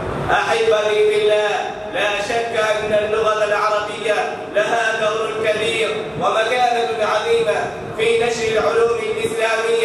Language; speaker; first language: Arabic; non-native, fluent; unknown